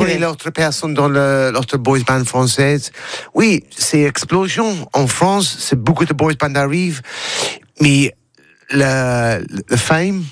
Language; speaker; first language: French; non-native, learner; English